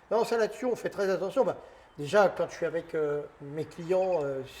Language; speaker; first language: French; native; French